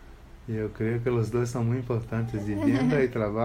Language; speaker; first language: Spanish; non-native, learner; Portuguese